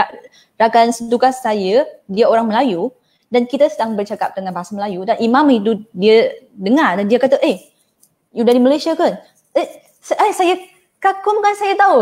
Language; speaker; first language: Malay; non-native, fluent; Chinese